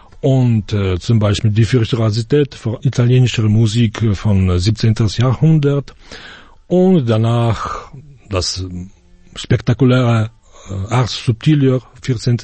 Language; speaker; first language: German; non-native, fluent; Polish